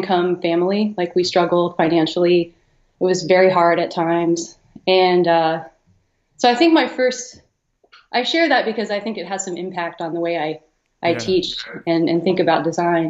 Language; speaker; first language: English; native; English